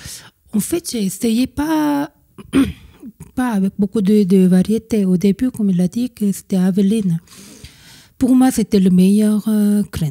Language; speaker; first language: French; non-native, fluent; Korean